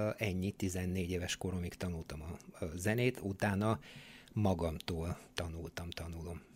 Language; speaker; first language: Hungarian; non-native, fluent; Bulgarian